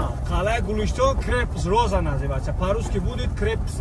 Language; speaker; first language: Russian; non-native, local second language; Tajik